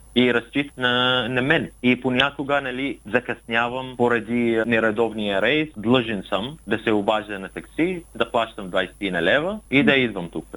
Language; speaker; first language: Bulgarian; non-native, fluent; Arabic